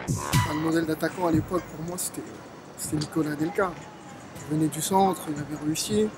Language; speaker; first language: French; early bilingual, other home language; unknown